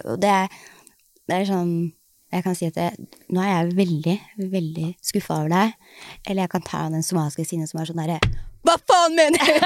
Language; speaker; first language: Norwegian; early bilingual, other home language; Somali